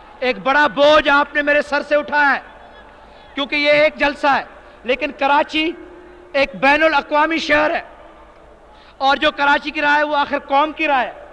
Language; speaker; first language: Urdu; non-native, local second language; Sindhi